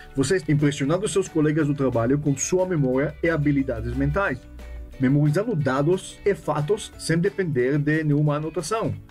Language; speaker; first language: Portuguese; non-native, fluent; Hebrew